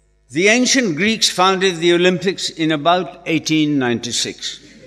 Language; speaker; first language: English; non-native, local second language; Urdu